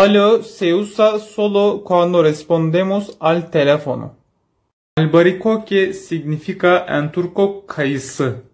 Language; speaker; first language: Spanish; non-native, learner; Turkish